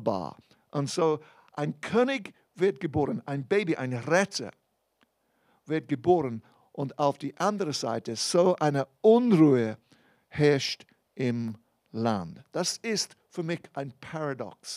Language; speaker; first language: German; non-native, fluent; English